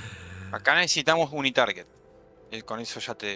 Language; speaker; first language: Spanish; native; Spanish